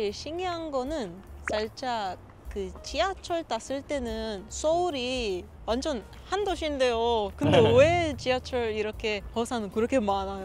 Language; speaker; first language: Korean; non-native, learner; Papiamento